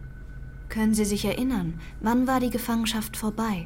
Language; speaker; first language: German; non-native, fluent; Persian